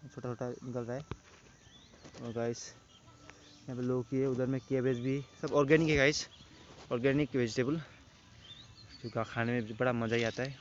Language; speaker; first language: Hindi; non-native, local second language; Assamese